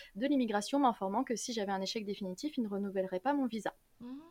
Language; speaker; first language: French; native; French